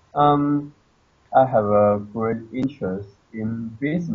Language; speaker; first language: English; non-native, learner; Chinese